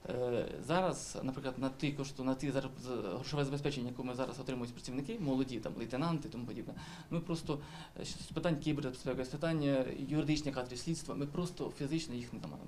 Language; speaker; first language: Ukrainian; native; Ukrainian